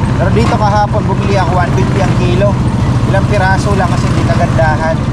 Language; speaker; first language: Filipino; non-native, local second language; Bikol